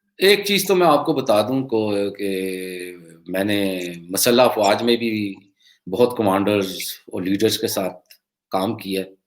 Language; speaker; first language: Urdu; non-native, local second language; Punjabi